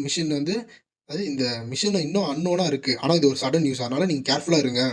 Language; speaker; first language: Tamil; native; Tamil